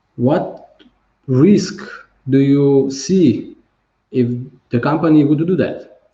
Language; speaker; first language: English; non-native, fluent; Slovenian